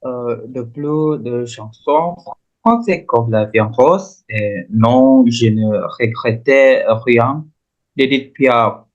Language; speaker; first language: French; non-native, learner; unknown